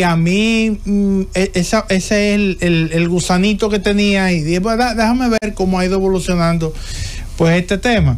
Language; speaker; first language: Spanish; native; Spanish